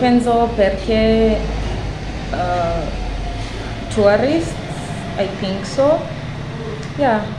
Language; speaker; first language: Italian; non-native, learner; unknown